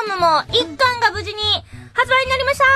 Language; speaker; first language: Japanese; native; Japanese